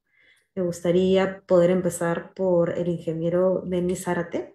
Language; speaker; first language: Spanish; native; Spanish